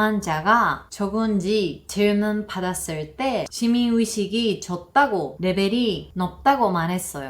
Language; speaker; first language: Korean; non-native, learner; Japanese